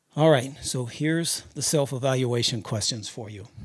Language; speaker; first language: English; native; English